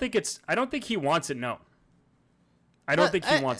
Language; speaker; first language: English; native; English